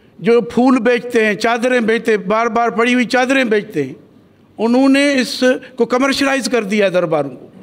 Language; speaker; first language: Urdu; non-native, local second language; Sindhi